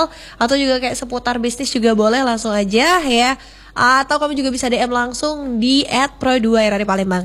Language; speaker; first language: Indonesian; native; Indonesian